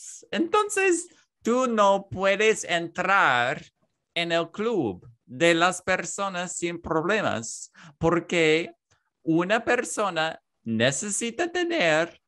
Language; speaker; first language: Spanish; non-native, learner; English